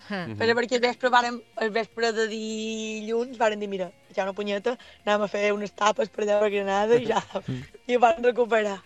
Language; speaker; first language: Catalan; native; Catalan